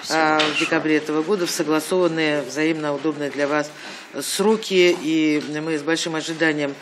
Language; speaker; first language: Russian; native; Russian